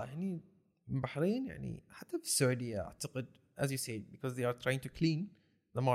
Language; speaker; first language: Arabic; native; Arabic